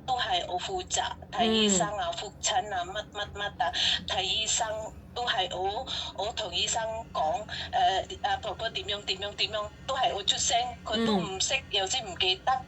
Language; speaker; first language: Cantonese; non-native, fluent; Javanese